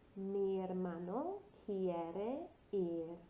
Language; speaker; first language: Spanish; non-native, fluent; English